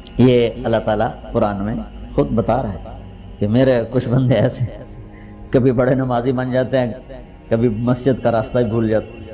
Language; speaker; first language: Urdu; non-native, local second language; Punjabi